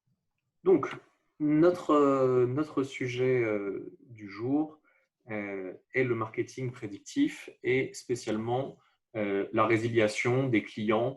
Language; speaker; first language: French; native; French